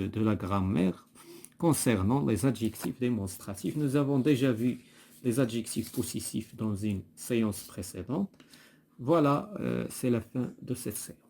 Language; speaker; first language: French; non-native, local second language; Arabic